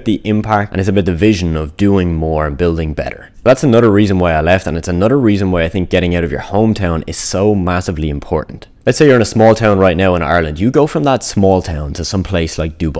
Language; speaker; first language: English; native; English